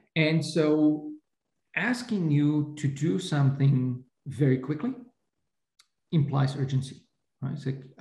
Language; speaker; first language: English; non-native, fluent; Slovak